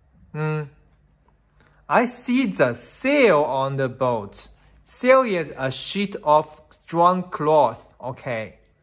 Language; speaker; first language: English; non-native, fluent; Chinese